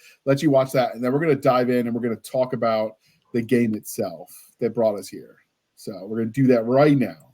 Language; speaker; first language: English; native; English